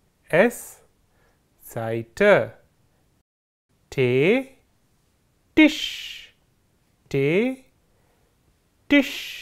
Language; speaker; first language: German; non-native, fluent; Hindi